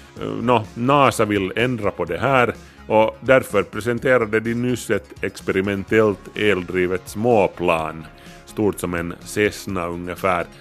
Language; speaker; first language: Swedish; native; Swedish